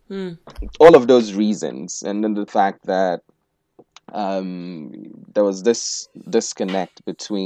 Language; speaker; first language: English; non-native, local second language; Igbo